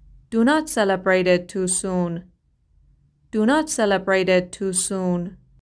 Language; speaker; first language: English; non-native, fluent; Persian